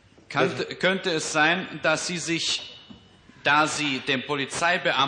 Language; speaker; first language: German; native; German